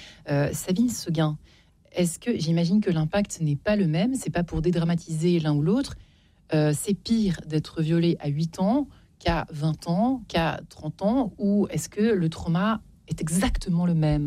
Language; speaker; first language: French; native; French